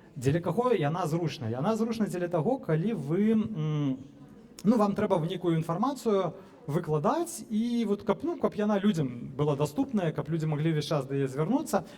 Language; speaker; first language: Belarusian; non-native, local second language; Russian